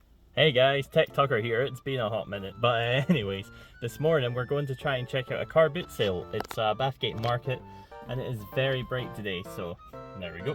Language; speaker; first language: English; native; English